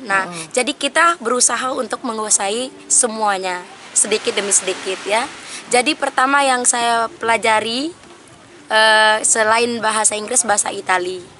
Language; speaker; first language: Indonesian; non-native, local second language; Sasak